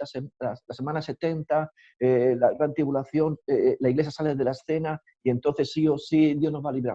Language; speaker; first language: Spanish; native; Spanish